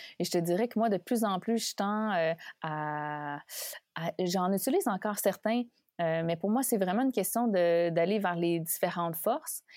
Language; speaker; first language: French; native; French